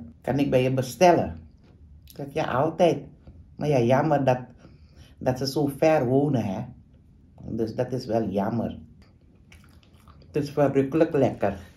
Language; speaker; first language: Dutch; non-native, local second language; Caribbean Hindustani